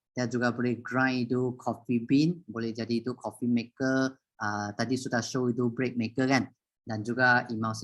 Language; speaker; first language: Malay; non-native, local second language; Chinese